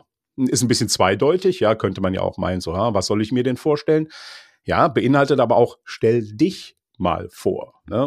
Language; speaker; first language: German; native; German